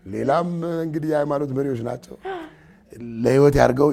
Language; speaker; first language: Amharic; non-native, local second language; Tigrinya